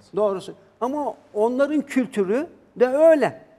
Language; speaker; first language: Turkish; native; Turkish